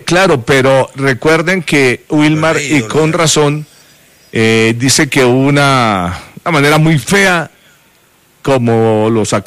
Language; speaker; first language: Spanish; native; Spanish